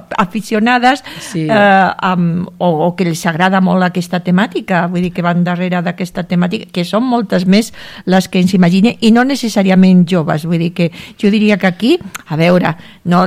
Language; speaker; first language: Catalan; native; Catalan